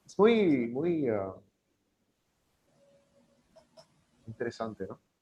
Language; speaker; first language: Spanish; non-native, learner; English